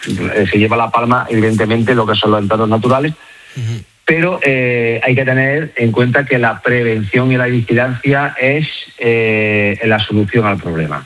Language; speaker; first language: Spanish; native; Spanish